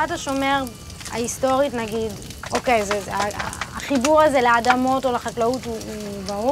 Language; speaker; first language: Hebrew; native; Hebrew